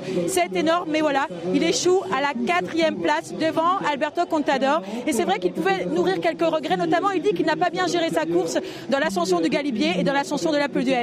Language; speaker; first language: French; native; French